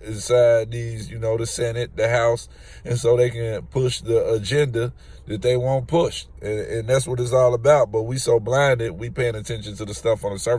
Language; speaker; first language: English; native; English